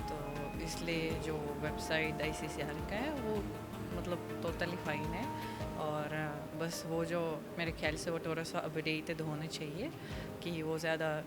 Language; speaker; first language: Hindi; non-native, fluent; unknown